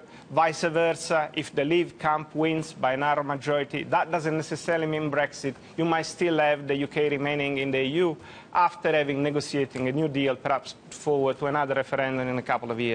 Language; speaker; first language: English; non-native, fluent; Italian